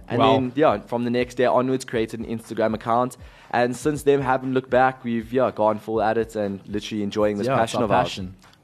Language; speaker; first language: English; native; English